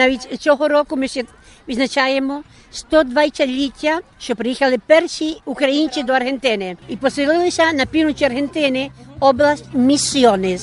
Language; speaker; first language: Ukrainian; early bilingual, heritage; Ukrainian